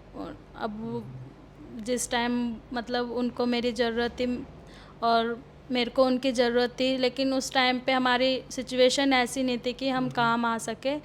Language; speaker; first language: Hindi; early bilingual, other home language; Odia